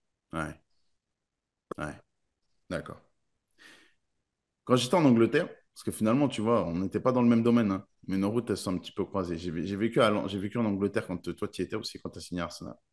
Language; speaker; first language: French; native; French